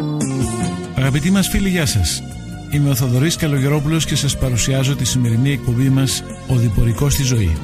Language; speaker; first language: Greek; native; Greek